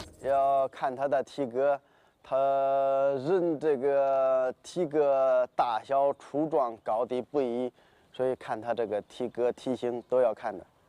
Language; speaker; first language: Chinese; native; Chinese